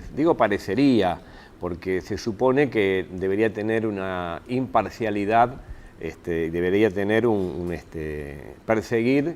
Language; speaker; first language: Spanish; native; Spanish